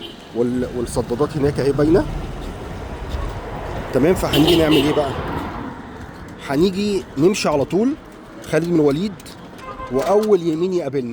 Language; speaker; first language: Arabic; native; Arabic